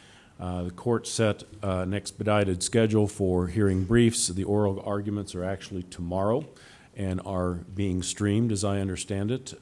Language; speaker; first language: English; native; English